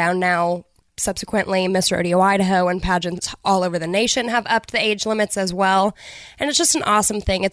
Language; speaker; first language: English; native; English